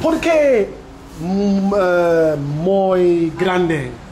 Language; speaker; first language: Spanish; non-native, learner; English